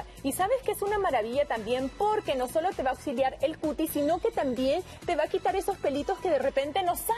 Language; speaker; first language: Spanish; native; Spanish